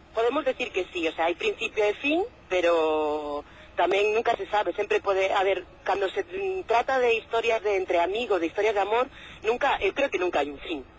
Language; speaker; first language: Galician; non-native, local second language; Spanish